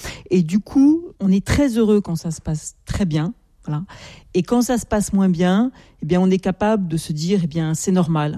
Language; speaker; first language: French; native; French